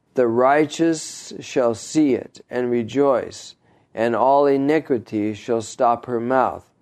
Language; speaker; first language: English; native; English